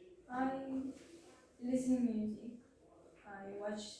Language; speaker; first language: English; non-native, learner; Turkish